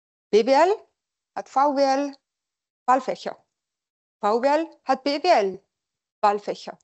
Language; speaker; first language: German; non-native, local second language; French